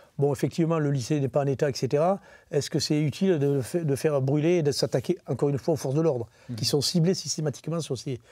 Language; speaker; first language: French; native; French